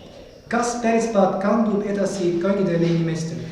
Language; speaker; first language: Estonian; non-native, learner; English